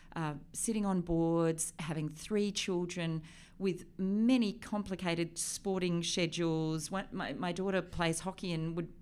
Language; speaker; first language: English; native; English